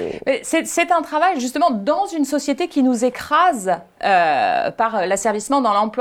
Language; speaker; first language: French; native; French